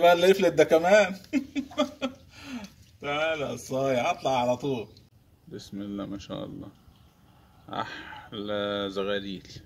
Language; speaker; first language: Arabic; native; Arabic